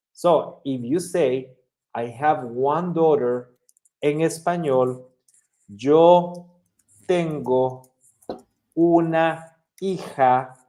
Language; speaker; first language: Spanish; non-native, fluent; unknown